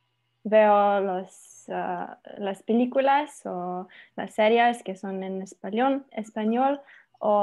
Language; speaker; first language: Spanish; non-native, learner; Slovenian